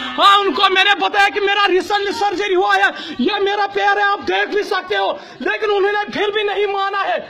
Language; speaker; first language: Hindi; non-native, local second language; Kashmiri